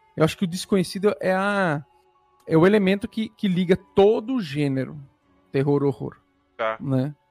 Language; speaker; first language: Portuguese; early bilingual, other home language; Italian